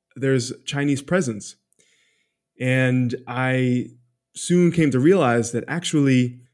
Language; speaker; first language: English; early bilingual, other home language; Spanish